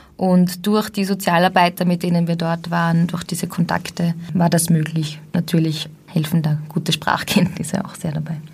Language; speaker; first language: German; native; German